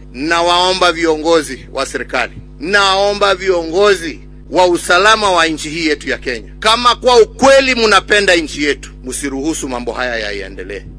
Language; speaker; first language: Swahili; non-native, local second language; Kikuyu